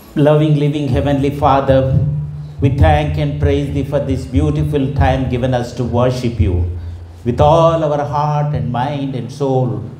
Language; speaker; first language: English; non-native, local second language; Telugu